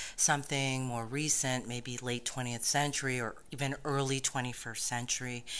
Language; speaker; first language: English; native; English